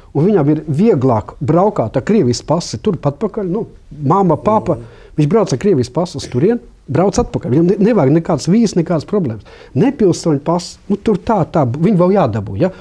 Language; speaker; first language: Latvian; non-native, local second language; Russian